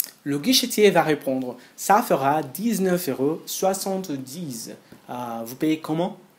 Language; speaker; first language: French; non-native, fluent; Portuguese